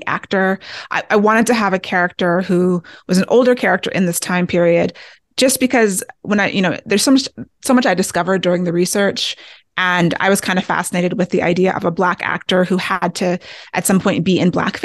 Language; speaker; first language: English; native; English